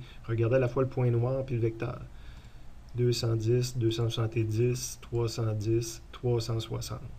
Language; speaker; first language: French; native; French